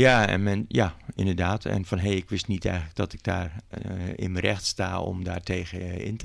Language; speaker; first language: Dutch; native; Dutch